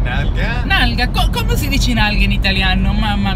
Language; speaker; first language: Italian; non-native, learner; Spanish